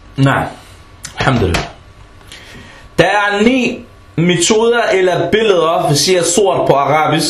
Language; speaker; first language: Danish; non-native, fluent; Arabic